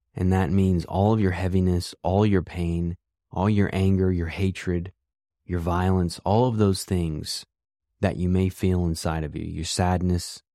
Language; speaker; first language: English; native; English